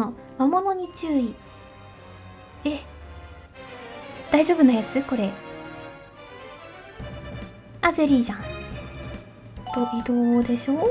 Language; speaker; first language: Japanese; native; Japanese